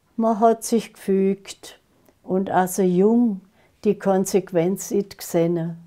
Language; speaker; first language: German; non-native, local second language; Swiss German